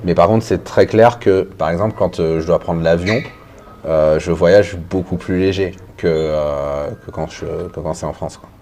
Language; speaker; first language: French; native; French